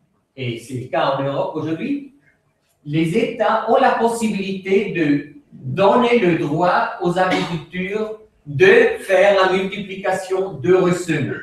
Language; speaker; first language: French; non-native, fluent; Swiss German